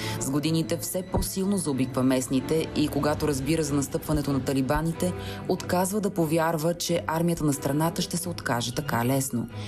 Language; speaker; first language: Bulgarian; native; Bulgarian